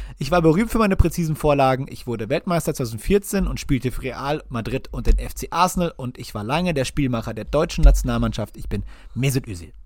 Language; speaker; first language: German; native; German